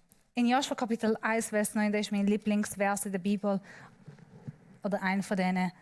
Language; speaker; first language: German; non-native, learner; Persian